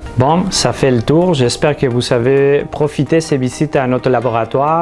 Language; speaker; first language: French; non-native, fluent; Spanish